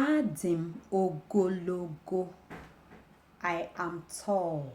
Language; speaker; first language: Igbo; native; Igbo